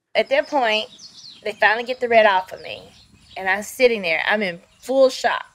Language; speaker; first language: English; native; English